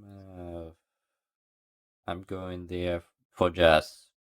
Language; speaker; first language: English; non-native, learner; Ukrainian